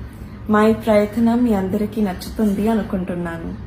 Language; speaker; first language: Telugu; non-native, learner; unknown